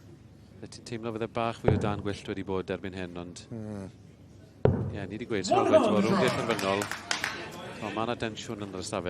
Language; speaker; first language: Welsh; native; Welsh